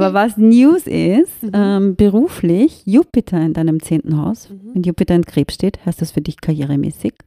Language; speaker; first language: German; native; German